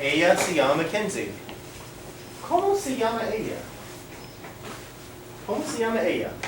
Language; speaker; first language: Spanish; non-native, fluent; English